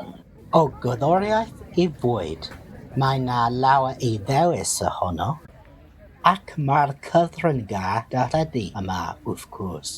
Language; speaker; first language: Welsh; non-native, learner; English